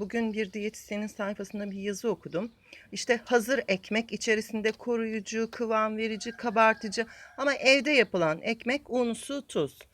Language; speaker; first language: Turkish; native; Turkish